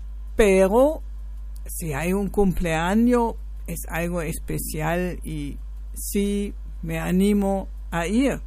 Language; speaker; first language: Spanish; non-native, fluent; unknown